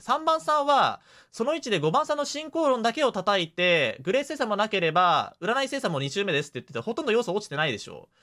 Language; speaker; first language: Japanese; native; Japanese